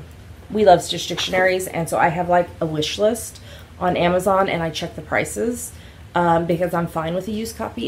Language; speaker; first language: English; native; English